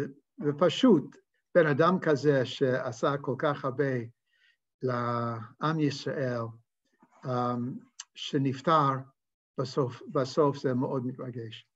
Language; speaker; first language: Hebrew; non-native, fluent; English